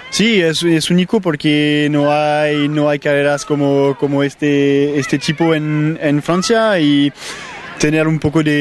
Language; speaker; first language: Spanish; non-native, fluent; French